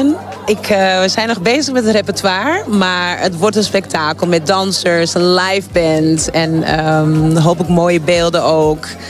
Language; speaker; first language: Dutch; native; Dutch